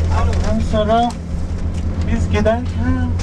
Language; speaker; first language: Turkish; non-native, learner; Persian